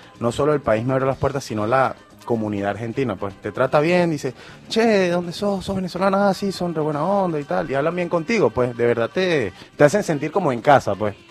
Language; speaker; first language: Spanish; native; Spanish